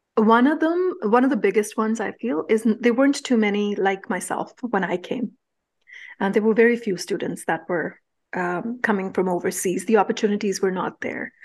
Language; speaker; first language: English; non-native, local second language; Punjabi